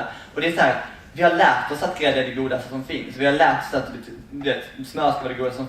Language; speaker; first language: Swedish; native; Swedish